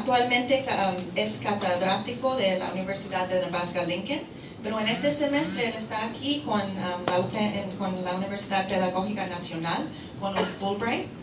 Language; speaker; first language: Spanish; non-native, fluent; English